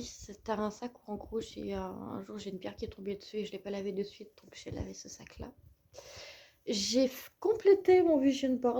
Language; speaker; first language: French; native; French